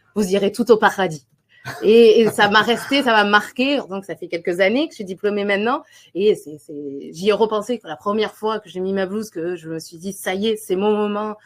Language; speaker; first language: French; native; French